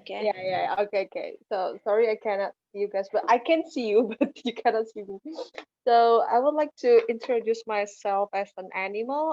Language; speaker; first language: English; non-native, fluent; Indonesian